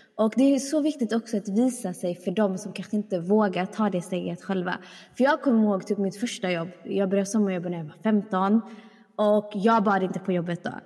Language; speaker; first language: Swedish; early bilingual, other home language; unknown